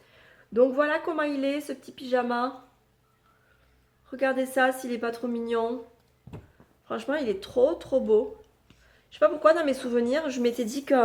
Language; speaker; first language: French; native; French